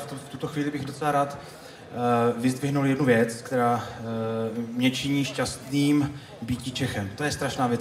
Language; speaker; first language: Czech; native; Czech